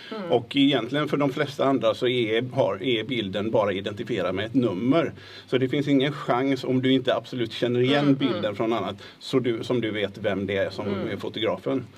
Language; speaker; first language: Swedish; native; Swedish